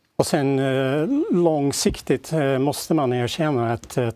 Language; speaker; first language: Swedish; non-native, fluent; English